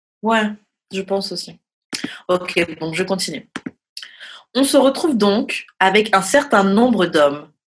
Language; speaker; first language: French; native; French